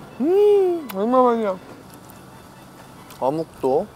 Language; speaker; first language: Korean; native; Korean